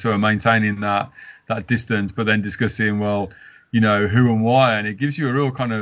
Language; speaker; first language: English; native; English